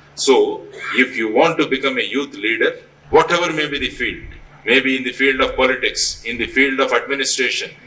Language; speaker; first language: English; non-native, local second language; Telugu